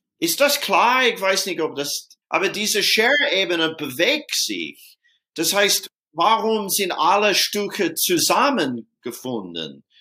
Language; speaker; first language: German; non-native, fluent; English